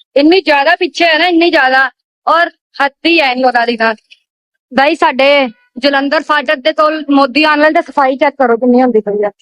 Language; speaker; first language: Hindi; non-native, local second language; Punjabi